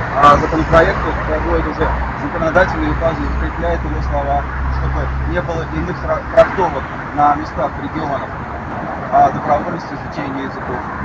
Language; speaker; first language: Russian; native; Russian